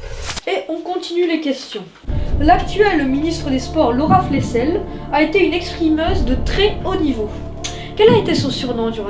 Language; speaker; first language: French; native; French